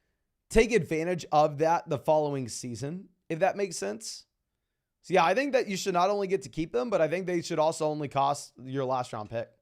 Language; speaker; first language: English; native; English